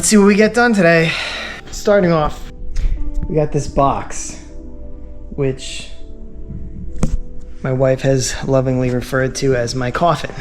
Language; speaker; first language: English; native; English